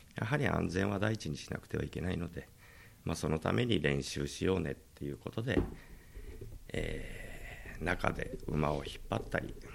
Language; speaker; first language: Japanese; native; Japanese